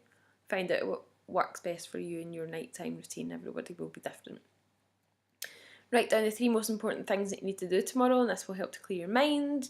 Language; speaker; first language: English; native; English